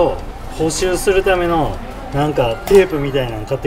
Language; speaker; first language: Japanese; native; Japanese